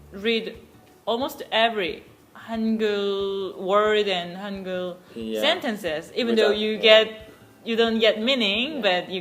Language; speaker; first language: English; non-native, fluent; Korean